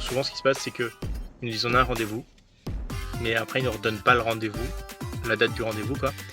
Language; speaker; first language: French; native; French